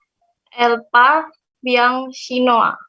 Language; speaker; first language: French; non-native, learner; Indonesian